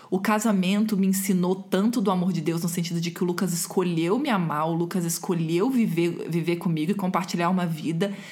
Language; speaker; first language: Portuguese; non-native, fluent; German